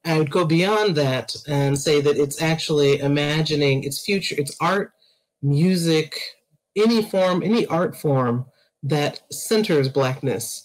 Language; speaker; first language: English; native; English